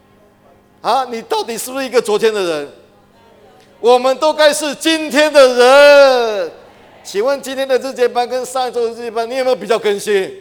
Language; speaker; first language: Chinese; native; Chinese